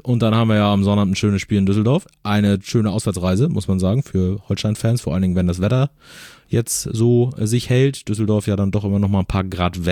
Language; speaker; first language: German; native; German